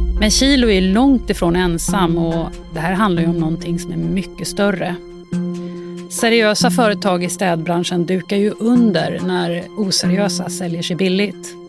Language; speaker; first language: Swedish; native; Swedish